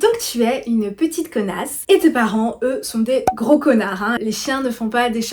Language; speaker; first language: French; native; French